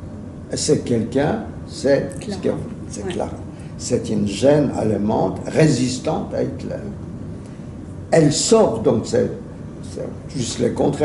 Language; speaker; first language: French; non-native, fluent; Yiddish